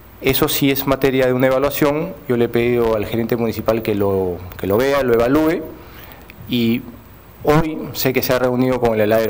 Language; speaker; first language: Spanish; native; Spanish